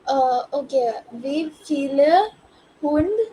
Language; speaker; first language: German; non-native, learner; English